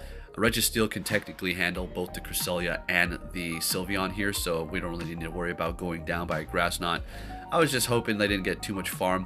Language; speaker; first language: English; native; English